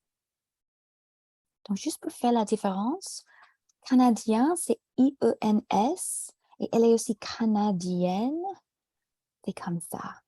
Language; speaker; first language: French; native; French